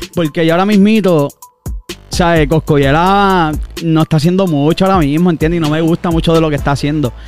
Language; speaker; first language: Spanish; native; Spanish